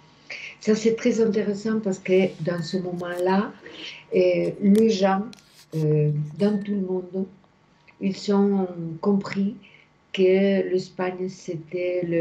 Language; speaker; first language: French; non-native, fluent; Spanish